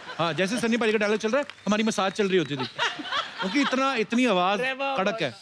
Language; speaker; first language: Hindi; non-native, local second language; Punjabi